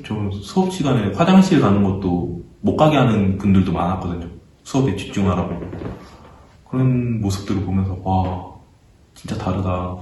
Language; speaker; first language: Korean; native; Korean